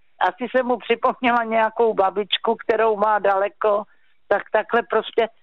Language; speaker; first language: Czech; native; Czech